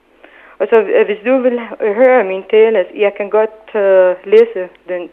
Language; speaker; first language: Danish; non-native, fluent; Arabic